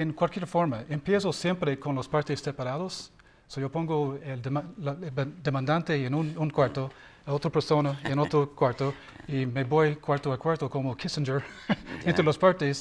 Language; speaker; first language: Spanish; non-native, learner; English